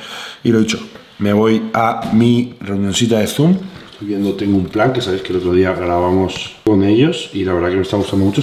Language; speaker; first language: Spanish; native; Spanish